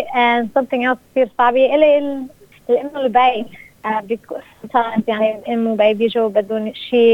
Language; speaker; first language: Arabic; early bilingual, heritage; Arabic